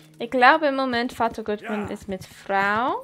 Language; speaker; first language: German; non-native, learner; Dutch